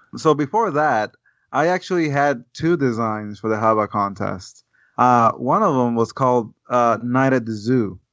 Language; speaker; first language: English; non-native, fluent; Spanish